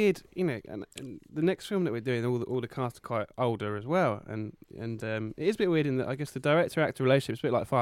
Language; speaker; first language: English; native; English